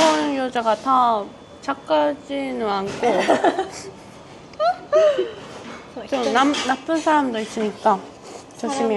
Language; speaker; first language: Korean; non-native, learner; Japanese